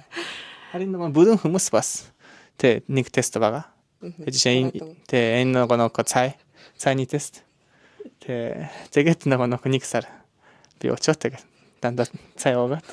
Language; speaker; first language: Mongolian; non-native, learner; Japanese